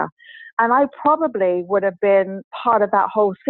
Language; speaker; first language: English; native; English